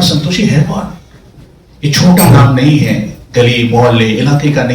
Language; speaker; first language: Hindi; native; Hindi